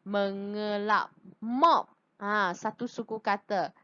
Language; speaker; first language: Malay; non-native, local second language; Chinese